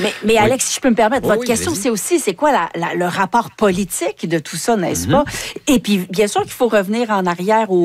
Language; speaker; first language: French; native; French